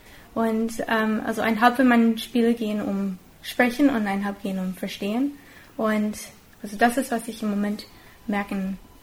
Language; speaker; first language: German; non-native, fluent; English